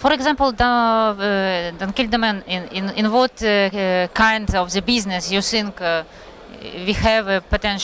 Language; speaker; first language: English; non-native, learner; Russian